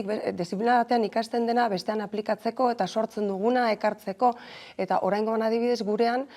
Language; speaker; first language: Basque; native; Basque